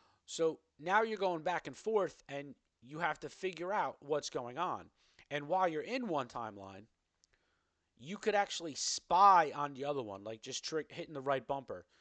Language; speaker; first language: English; native; English